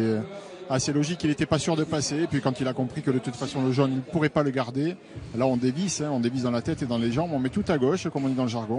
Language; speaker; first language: French; native; French